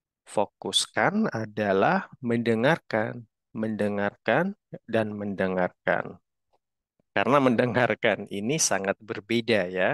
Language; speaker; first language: Indonesian; native; Indonesian